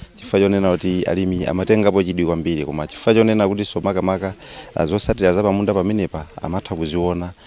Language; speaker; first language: Nyanja; native; Nyanja